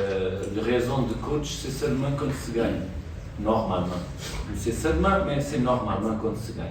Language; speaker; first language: French; non-native, fluent; Portuguese